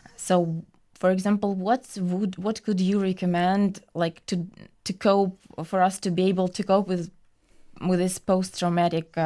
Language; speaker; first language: English; non-native, fluent; Ukrainian